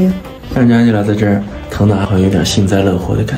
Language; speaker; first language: Chinese; native; Chinese